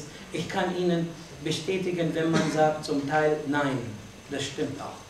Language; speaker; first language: German; non-native, fluent; Arabic